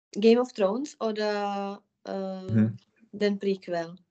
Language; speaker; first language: German; non-native, fluent; Czech